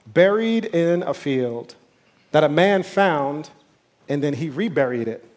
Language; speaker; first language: English; native; English